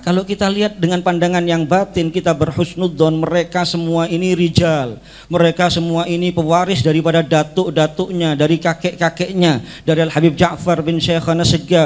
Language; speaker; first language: Indonesian; native; Indonesian